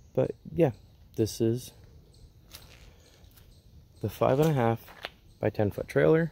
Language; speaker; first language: English; native; English